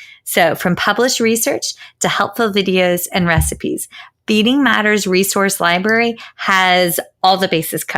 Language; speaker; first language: English; native; English